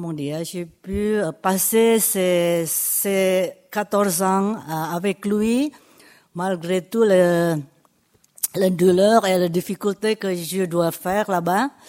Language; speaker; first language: French; non-native, fluent; Indonesian